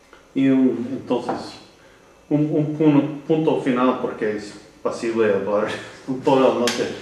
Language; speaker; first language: Spanish; non-native, learner; English